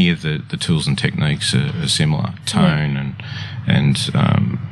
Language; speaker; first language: English; native; English